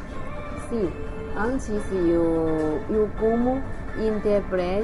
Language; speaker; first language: Portuguese; non-native, learner; Chinese